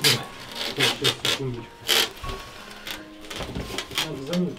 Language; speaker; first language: Russian; native; Russian